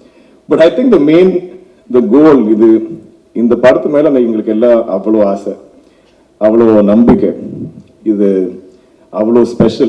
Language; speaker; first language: Tamil; non-native, local second language; Malayalam